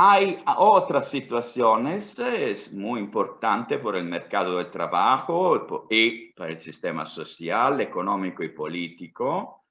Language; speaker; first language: Spanish; non-native, fluent; Italian